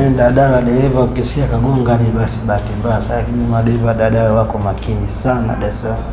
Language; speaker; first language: Swahili; native; Swahili